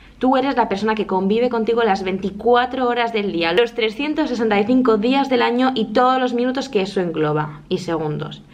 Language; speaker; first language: Spanish; native; Spanish